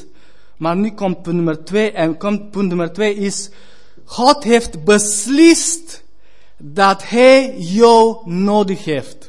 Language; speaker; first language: Dutch; non-native, fluent; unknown